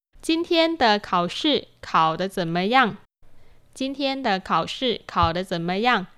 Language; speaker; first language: Chinese; non-native, fluent; Vietnamese